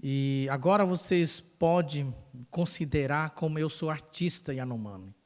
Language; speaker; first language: Portuguese; non-native, local second language; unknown